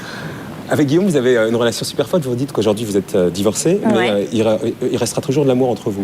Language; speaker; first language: French; native; French